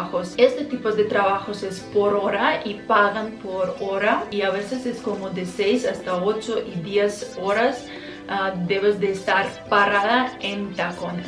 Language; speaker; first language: Spanish; non-native, fluent; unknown